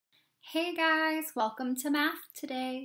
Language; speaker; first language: English; native; English